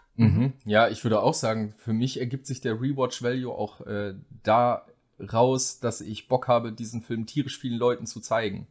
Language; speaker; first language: German; native; German